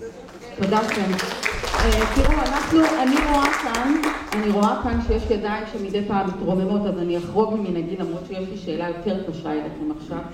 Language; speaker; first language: Hebrew; native; Hebrew